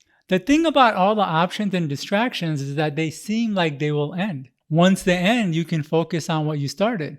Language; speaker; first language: English; native; English